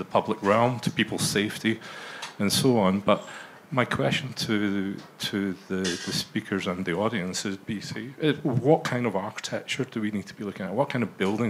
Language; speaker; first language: English; native; English